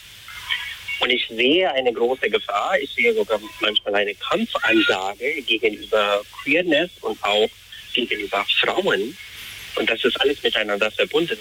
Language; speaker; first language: German; non-native, fluent; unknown